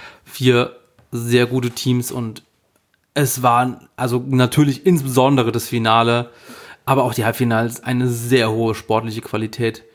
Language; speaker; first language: German; native; German